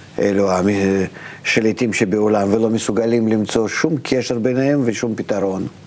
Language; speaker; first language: Hebrew; non-native, fluent; Russian